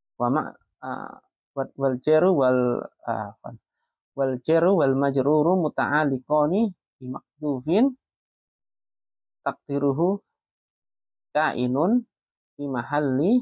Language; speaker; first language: Arabic; non-native, learner; Indonesian